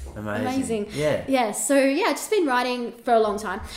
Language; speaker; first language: English; native; English